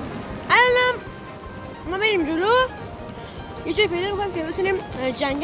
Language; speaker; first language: Persian; native; Persian